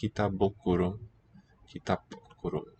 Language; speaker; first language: Turkish; non-native, learner; English